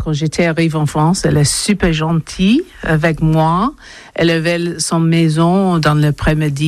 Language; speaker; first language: French; non-native, learner; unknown